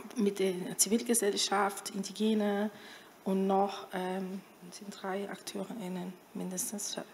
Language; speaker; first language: German; non-native, fluent; Portuguese